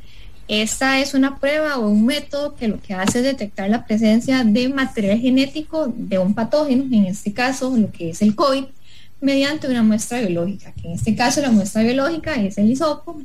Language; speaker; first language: Spanish; native; Spanish